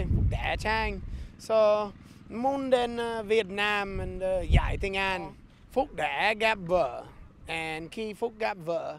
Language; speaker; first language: Vietnamese; non-native, learner; English